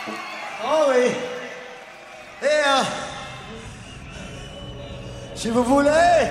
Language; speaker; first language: French; non-native, learner; English